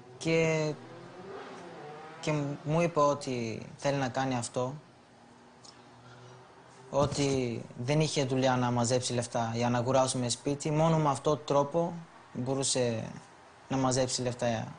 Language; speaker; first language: Greek; early bilingual, other home language; Bulgarian